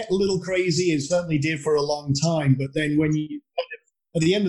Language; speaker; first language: English; native; English